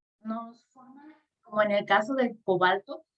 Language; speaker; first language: Spanish; native; Spanish